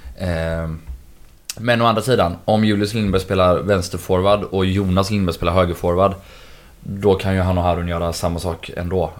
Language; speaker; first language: Swedish; native; Swedish